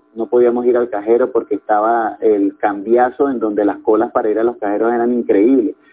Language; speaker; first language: Spanish; native; Spanish